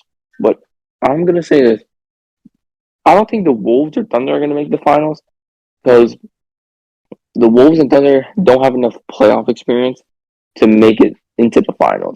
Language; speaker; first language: English; native; English